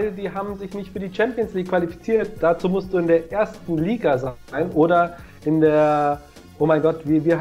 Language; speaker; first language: German; native; German